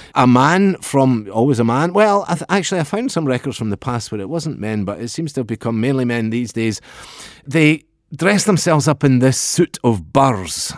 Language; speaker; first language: English; native; English